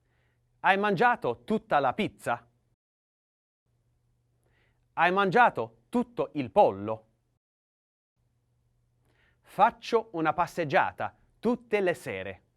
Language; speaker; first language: Italian; non-native, learner; English